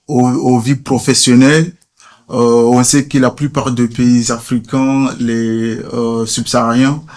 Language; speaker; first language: French; non-native, fluent; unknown